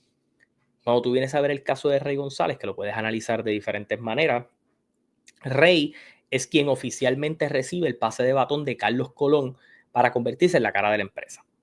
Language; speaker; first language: Spanish; native; Spanish